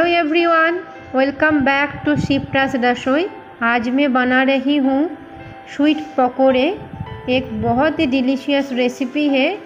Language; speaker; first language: Hindi; non-native, local second language; Bangla